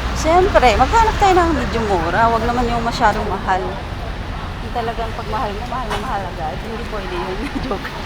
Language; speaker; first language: Filipino; native; Filipino